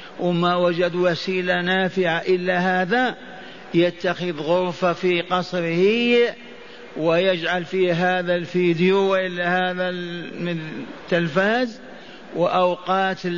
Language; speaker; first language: Arabic; native; Arabic